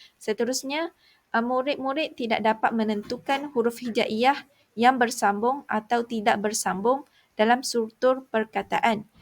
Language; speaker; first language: Malay; native; Malay